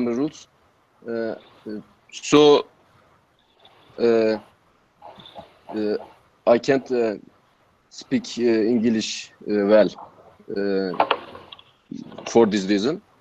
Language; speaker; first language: English; non-native, learner; Turkish